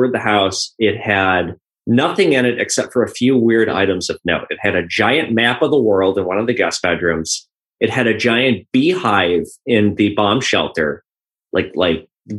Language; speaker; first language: English; native; English